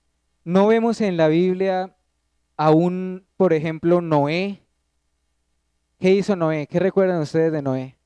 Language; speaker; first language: Spanish; native; Spanish